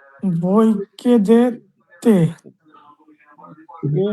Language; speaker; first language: Italian; non-native, learner; Bangla